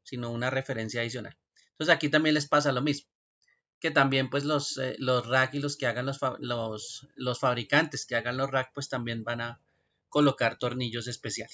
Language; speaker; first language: Spanish; native; Spanish